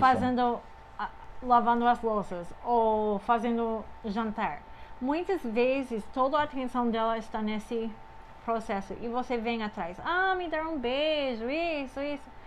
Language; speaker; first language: Portuguese; non-native, fluent; English